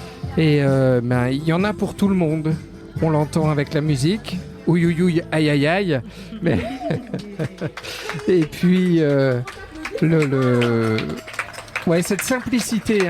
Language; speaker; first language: French; native; French